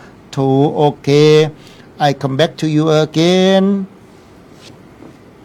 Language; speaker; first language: English; non-native, learner; Thai